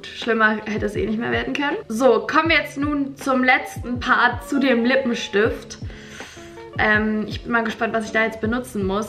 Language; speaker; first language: German; native; German